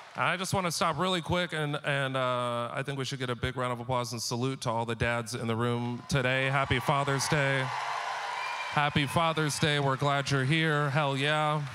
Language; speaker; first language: English; native; English